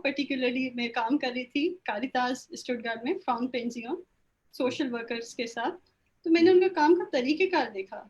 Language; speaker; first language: Urdu; non-native, local second language; Sindhi